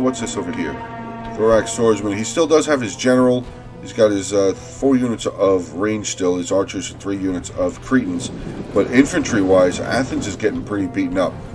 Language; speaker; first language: English; native; English